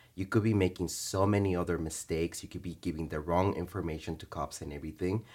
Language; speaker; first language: English; early bilingual, other home language; Spanish